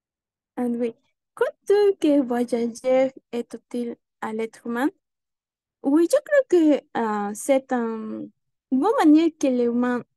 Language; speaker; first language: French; non-native, learner; Spanish